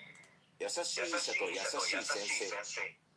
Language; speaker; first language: Japanese; non-native, learner; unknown